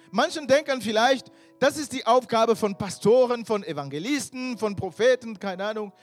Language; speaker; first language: German; non-native, fluent; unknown